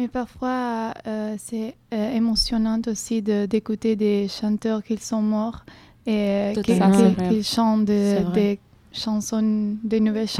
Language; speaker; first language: French; non-native, fluent; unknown